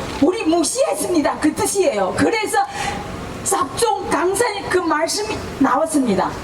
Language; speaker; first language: Korean; non-native, fluent; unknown